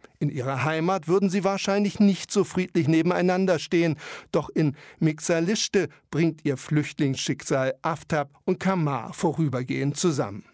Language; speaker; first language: German; native; German